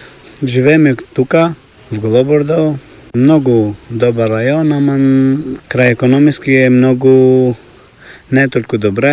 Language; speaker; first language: Bulgarian; early bilingual, heritage; Bulgarian